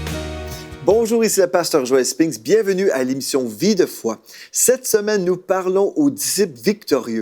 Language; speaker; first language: French; native; French